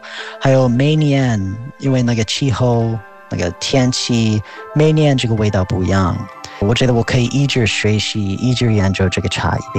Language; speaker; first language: Chinese; non-native, fluent; English